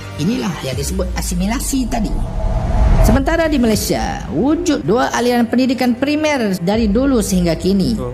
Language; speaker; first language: Malay; native; Malay